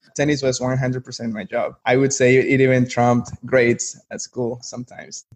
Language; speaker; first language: English; non-native, fluent; Spanish